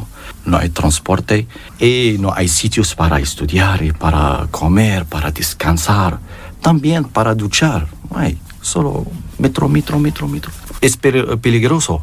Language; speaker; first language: Spanish; non-native, learner; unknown